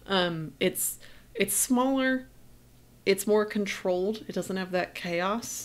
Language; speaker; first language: English; native; English